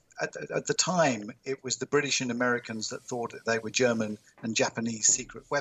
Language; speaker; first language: English; native; English